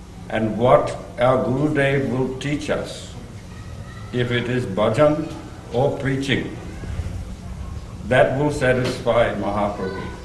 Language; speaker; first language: English; non-native, local second language; Bangla